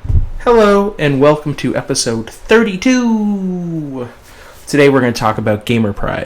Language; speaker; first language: English; native; English